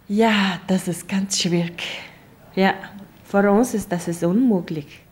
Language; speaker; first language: German; non-native, learner; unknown